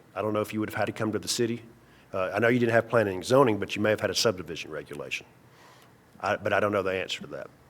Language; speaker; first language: English; native; English